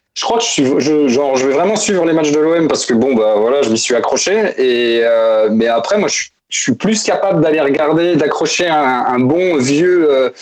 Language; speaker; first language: French; native; French